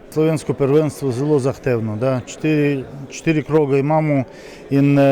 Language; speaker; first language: Slovenian; non-native, learner; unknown